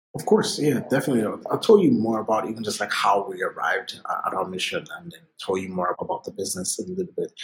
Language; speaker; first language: English; non-native, local second language; Yoruba